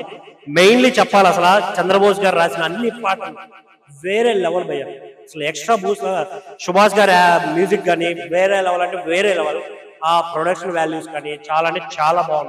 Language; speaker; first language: Telugu; native; Telugu